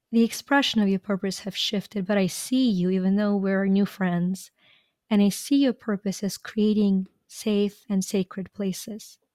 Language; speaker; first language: English; non-native, fluent; Ukrainian